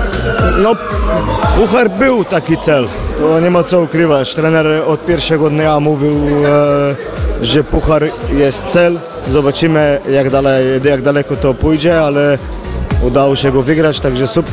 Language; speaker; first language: Polish; non-native, fluent; Slovenian